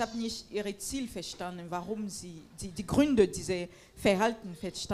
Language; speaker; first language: German; non-native, fluent; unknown